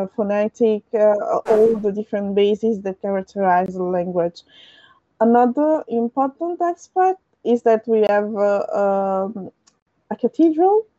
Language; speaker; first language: English; early bilingual, other home language; French